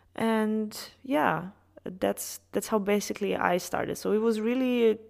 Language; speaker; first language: English; non-native, fluent; Serbian